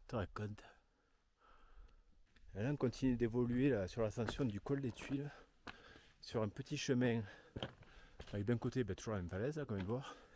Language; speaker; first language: French; native; French